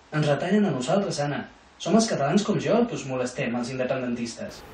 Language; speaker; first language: Catalan; non-native, local second language; Spanish